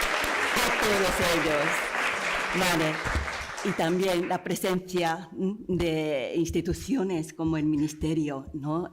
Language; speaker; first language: Spanish; non-native, fluent; Japanese